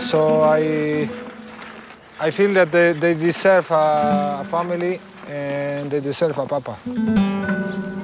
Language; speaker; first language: English; non-native, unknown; Spanish